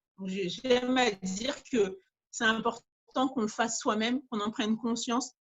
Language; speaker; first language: French; early bilingual, other home language; Bambara